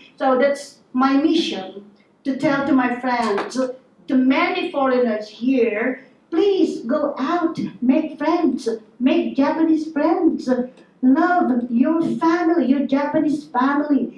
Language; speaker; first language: English; non-native, local second language; Filipino